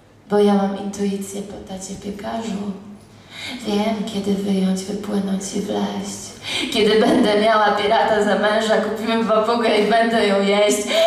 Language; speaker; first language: Polish; native; Polish